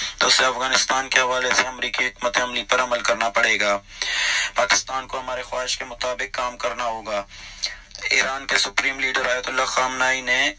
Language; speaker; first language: Urdu; non-native, local second language; Baluchi